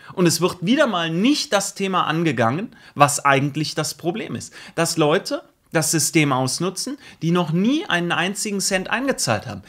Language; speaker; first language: German; native; German